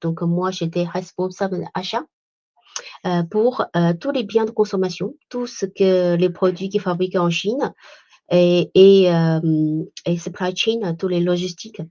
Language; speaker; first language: French; non-native, fluent; Chinese